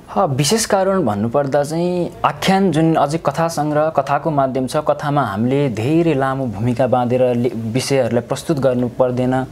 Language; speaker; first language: Nepali; native; Nepali